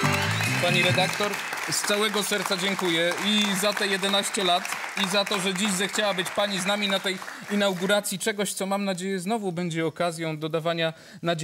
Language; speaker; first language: Polish; native; Polish